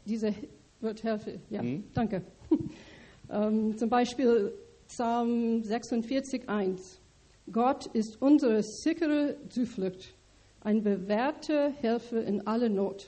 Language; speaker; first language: German; non-native, learner; English